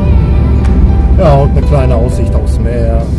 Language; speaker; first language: German; native; German